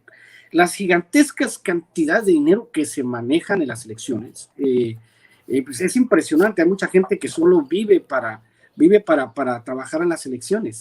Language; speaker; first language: Spanish; native; Spanish